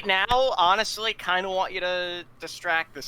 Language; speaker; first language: English; native; English